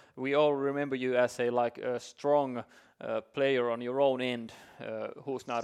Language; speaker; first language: English; non-native, fluent; Finnish